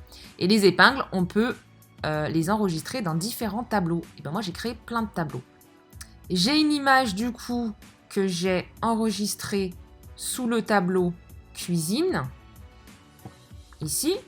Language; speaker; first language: French; native; French